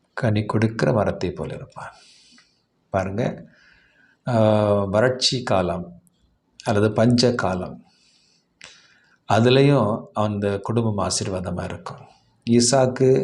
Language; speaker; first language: Tamil; native; Tamil